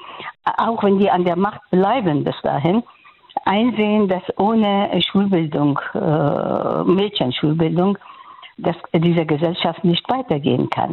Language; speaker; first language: German; non-native, fluent; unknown